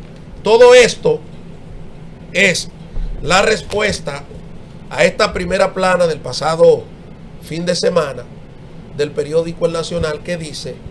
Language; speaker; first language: Spanish; native; Spanish